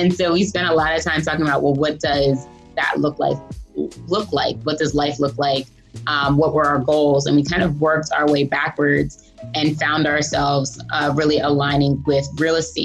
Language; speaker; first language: English; native; English